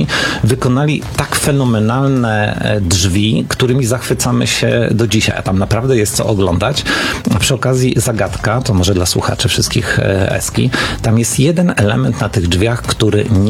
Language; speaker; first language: Polish; native; Polish